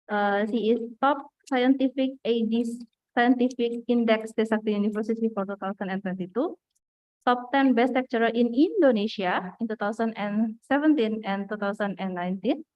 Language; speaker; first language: English; non-native, fluent; Indonesian